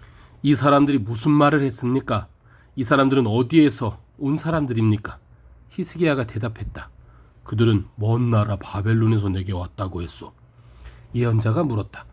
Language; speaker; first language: Korean; native; Korean